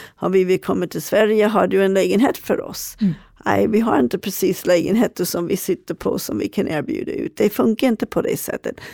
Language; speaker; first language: Swedish; non-native, fluent; English